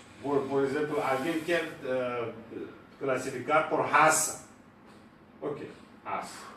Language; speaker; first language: Portuguese; non-native, learner; Persian